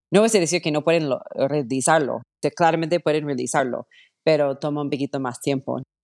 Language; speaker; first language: Spanish; non-native, fluent; English